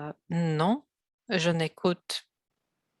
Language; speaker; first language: French; non-native, learner; Russian